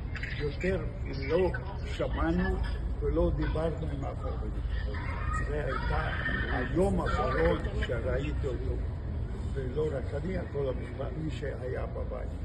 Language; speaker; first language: Hebrew; non-native, fluent; Hungarian